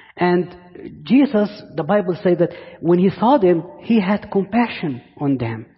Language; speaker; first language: English; non-native, fluent; Arabic